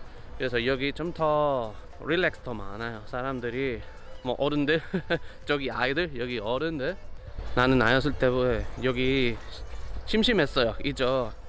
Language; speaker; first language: Korean; non-native, learner; Spanish